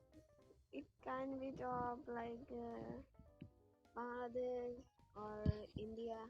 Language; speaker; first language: English; non-native, learner; Bangla